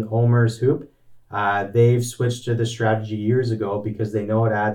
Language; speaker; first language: English; native; English